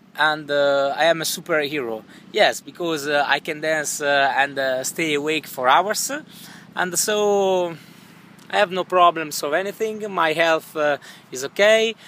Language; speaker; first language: English; non-native, learner; Italian